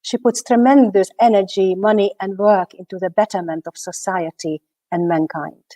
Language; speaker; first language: English; non-native, fluent; Hungarian